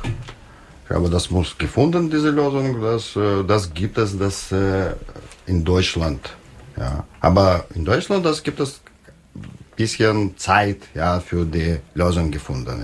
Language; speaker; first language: German; non-native, learner; Russian